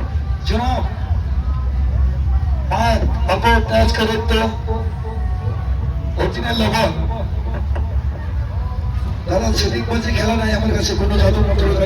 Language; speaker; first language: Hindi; non-native, local second language; Bangla